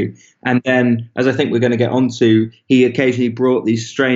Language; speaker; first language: English; native; English